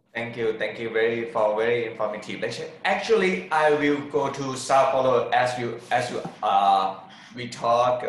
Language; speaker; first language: English; non-native, learner; Thai